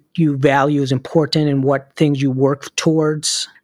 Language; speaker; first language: English; early bilingual, other home language; Spanish